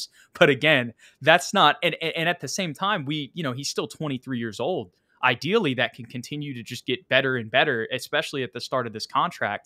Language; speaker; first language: English; native; English